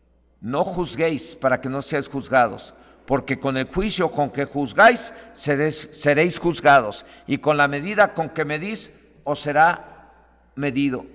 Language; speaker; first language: Spanish; native; Spanish